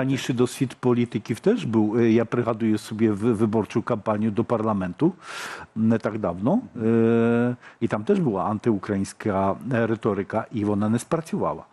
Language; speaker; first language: Polish; non-native, learner; Ukrainian